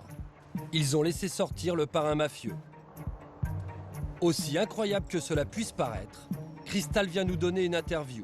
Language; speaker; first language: French; native; French